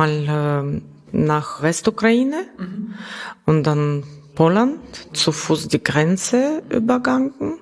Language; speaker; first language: German; non-native, fluent; Russian